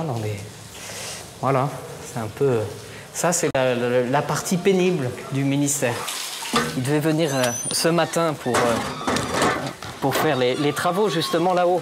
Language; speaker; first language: French; native; French